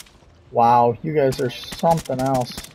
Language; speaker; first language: English; native; English